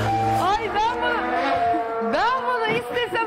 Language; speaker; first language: Turkish; native; Turkish